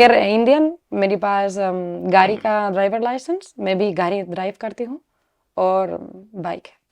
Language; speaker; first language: Hindi; non-native, learner; Spanish